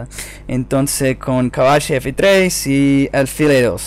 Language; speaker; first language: Spanish; non-native, fluent; English